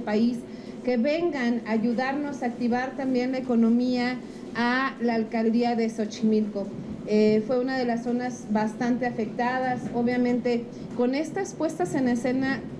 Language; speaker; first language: Spanish; native; Spanish